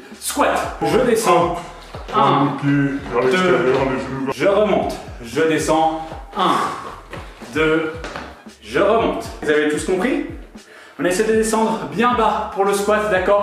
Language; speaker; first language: French; native; French